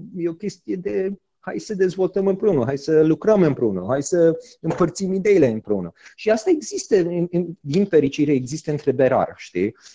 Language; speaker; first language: Romanian; early bilingual, heritage; Romanian